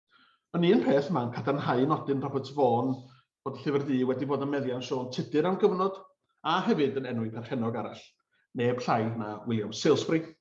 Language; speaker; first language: Welsh; native; Welsh